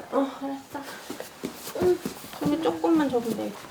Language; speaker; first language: Korean; native; Korean